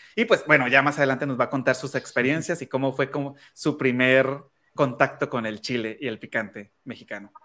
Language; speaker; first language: Spanish; native; Spanish